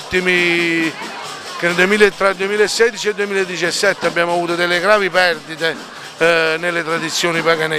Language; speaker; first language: Italian; native; Italian